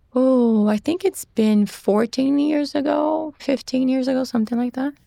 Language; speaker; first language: English; non-native, fluent; Portuguese